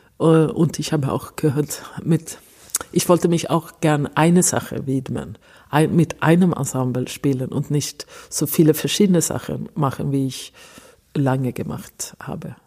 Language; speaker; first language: German; non-native, fluent; Swedish